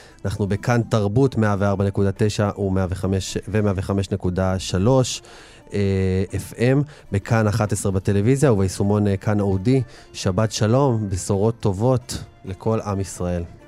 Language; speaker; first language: Hebrew; native; Hebrew